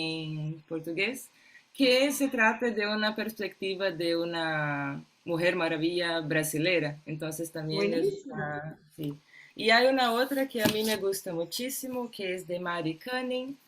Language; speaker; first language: Spanish; non-native, fluent; Portuguese